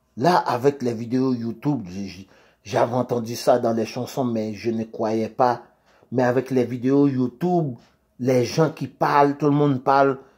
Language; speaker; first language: French; non-native, local second language; Haitian Creole